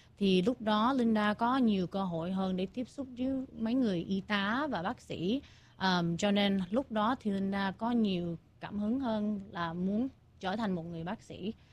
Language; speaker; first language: Vietnamese; early bilingual, heritage; Vietnamese